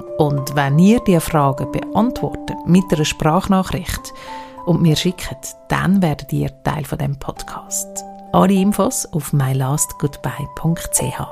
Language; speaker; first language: German; native; German